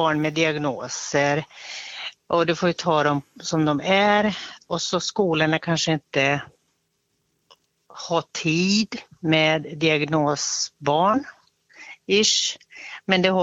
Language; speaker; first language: Swedish; native; Swedish